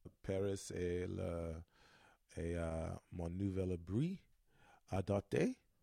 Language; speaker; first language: French; non-native, learner; English